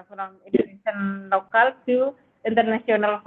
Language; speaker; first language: English; non-native, fluent; Indonesian